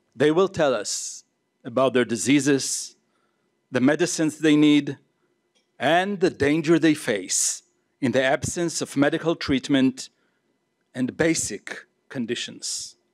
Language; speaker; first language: English; non-native, fluent; Hebrew